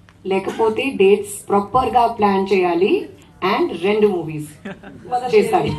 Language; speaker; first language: Telugu; non-native, learner; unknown